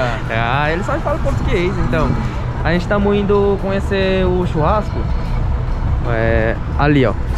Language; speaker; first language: Portuguese; non-native, fluent; Korean